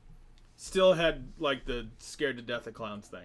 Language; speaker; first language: English; native; English